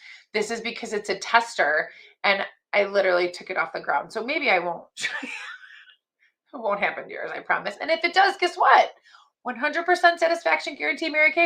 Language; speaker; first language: English; native; English